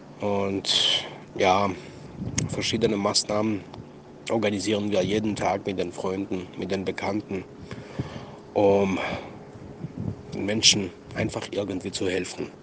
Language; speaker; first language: German; non-native, fluent; Armenian